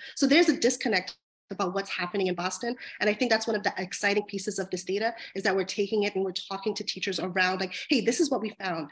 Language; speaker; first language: English; native; English